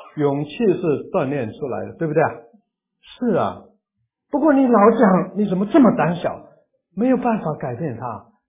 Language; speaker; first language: Chinese; non-native, local second language; Cantonese